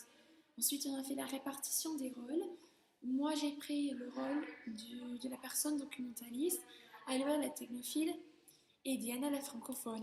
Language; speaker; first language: French; non-native, fluent; Spanish